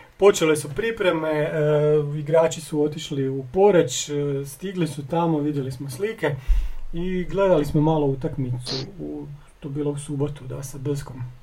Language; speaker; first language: Croatian; native; Croatian